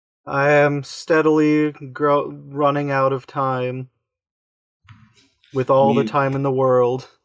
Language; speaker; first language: English; native; English